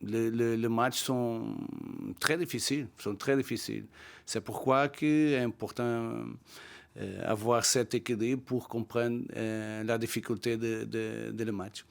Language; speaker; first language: French; non-native, learner; Portuguese